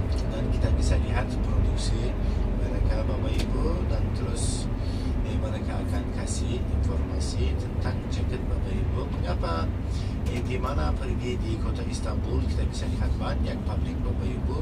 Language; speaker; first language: Indonesian; non-native, fluent; Turkish